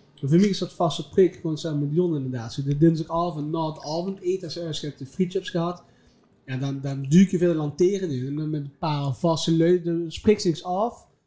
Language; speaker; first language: Dutch; native; Dutch